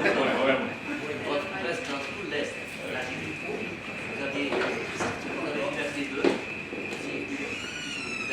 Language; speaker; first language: French; non-native, fluent; Chinese